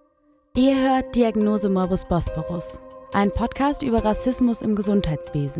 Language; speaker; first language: German; native; German